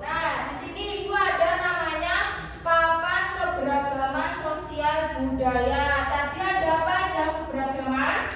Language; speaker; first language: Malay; non-native, local second language; Javanese